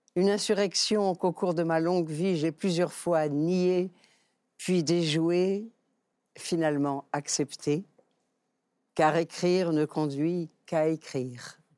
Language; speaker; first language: French; native; French